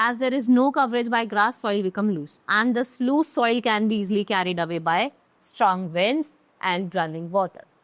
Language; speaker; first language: English; non-native, local second language; Hindi